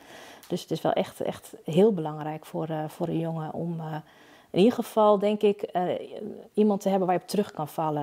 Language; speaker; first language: Dutch; native; Dutch